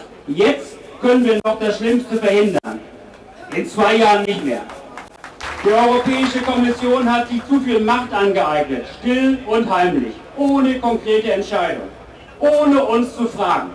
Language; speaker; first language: German; native; German